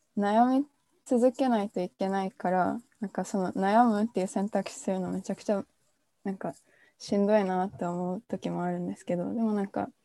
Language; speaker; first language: Japanese; native; Japanese